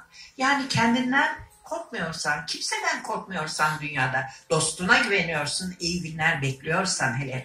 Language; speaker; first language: Turkish; native; Turkish